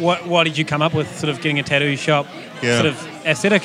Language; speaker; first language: English; native; English